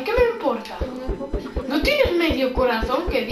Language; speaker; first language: Spanish; native; Spanish